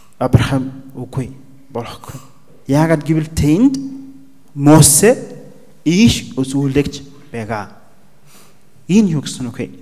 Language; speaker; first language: Mongolian; non-native, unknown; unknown